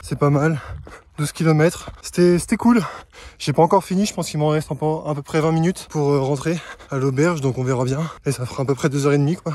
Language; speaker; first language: French; native; French